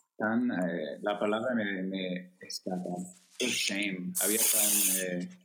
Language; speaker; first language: Spanish; non-native, fluent; English